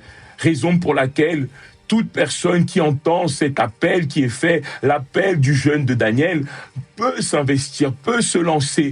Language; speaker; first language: French; native; French